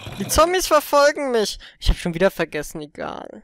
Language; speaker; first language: German; native; German